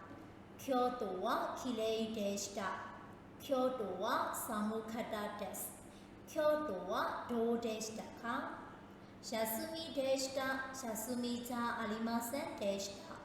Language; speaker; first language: Japanese; non-native, fluent; Burmese